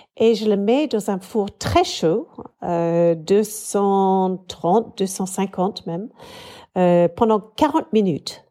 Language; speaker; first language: French; non-native, fluent; English